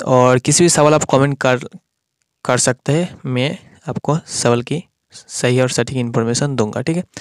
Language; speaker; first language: Hindi; non-native, local second language; Bangla